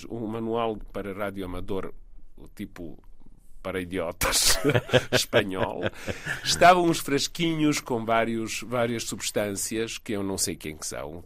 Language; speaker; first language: Portuguese; non-native, fluent; Serbian